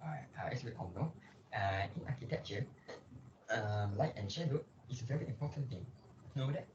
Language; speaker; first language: English; non-native, local second language; Malay